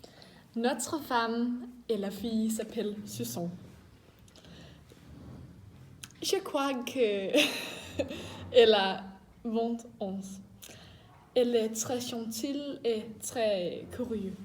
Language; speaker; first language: French; non-native, learner; Danish